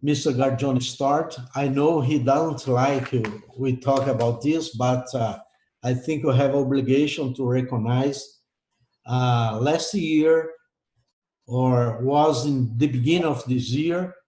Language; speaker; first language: English; non-native, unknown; Portuguese